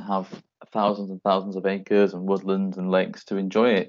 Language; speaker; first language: English; native; English